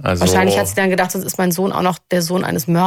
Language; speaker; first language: German; native; German